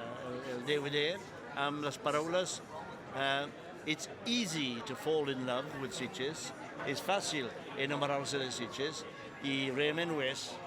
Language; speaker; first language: Catalan; non-native, fluent; English